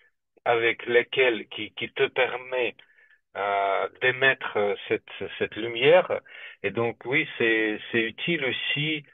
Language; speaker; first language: French; non-native, fluent; Russian